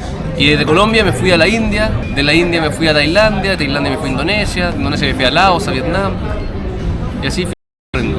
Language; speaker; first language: Spanish; native; Spanish